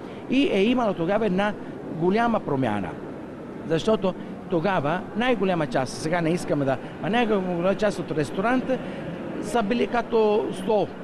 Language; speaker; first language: Bulgarian; non-native, fluent; Italian